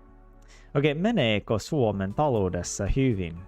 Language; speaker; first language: Finnish; non-native, learner; English